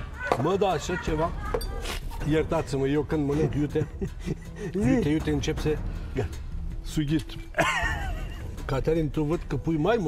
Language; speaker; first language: Romanian; non-native, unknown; Turkish